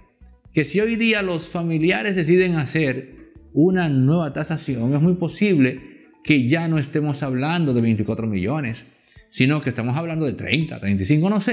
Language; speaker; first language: Spanish; native; Spanish